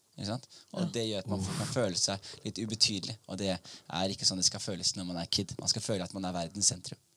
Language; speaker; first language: Norwegian; early bilingual, other home language; Somali